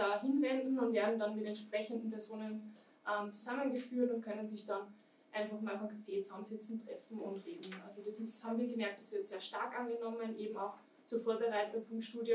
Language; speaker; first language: German; native; German